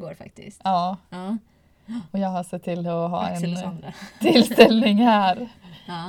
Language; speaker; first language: Swedish; native; Swedish